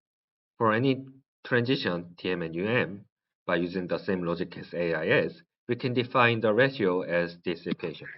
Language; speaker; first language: English; non-native, learner; Korean